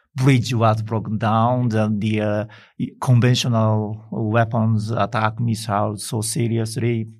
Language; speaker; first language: English; non-native, learner; Japanese